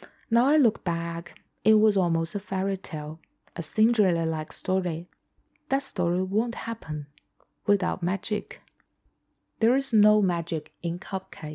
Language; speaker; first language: English; non-native, fluent; Chinese